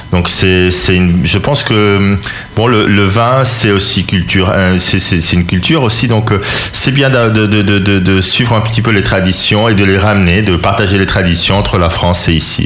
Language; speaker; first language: French; early bilingual, other home language; Spanish